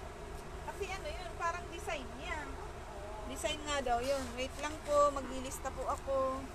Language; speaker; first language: Filipino; native; Filipino